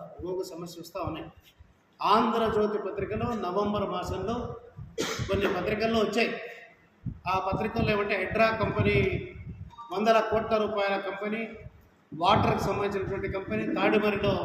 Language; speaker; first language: Telugu; native; Telugu